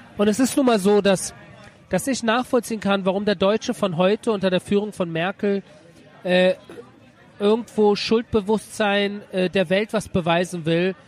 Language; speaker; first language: German; early bilingual, other home language; Persian